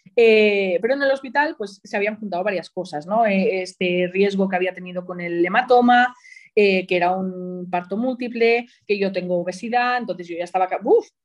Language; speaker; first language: Spanish; native; Spanish